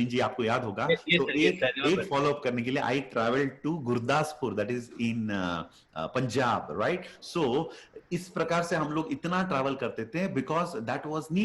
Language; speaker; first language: Hindi; native; Hindi